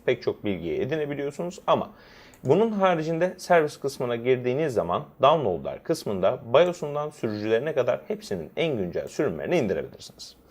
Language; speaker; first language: Turkish; native; Turkish